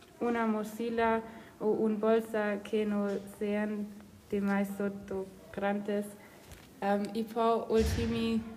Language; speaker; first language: Spanish; non-native, learner; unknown